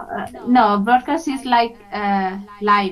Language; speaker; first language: English; non-native, fluent; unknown